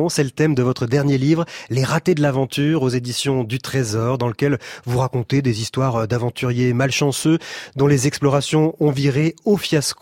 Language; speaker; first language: French; native; French